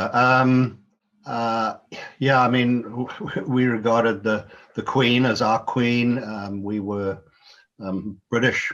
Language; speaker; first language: English; native; English